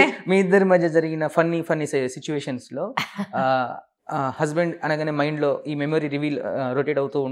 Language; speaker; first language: Telugu; native; Telugu